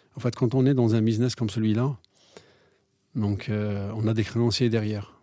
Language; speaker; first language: French; non-native, local second language; Arabic